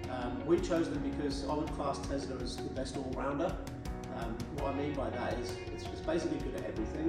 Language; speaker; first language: English; native; English